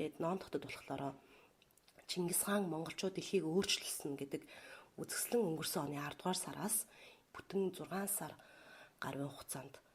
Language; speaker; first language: Mongolian; native; Mongolian